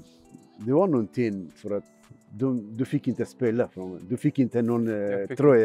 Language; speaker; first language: Swedish; non-native, learner; Persian